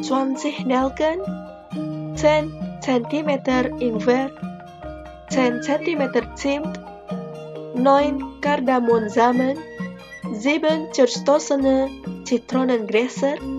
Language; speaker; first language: German; non-native, fluent; Indonesian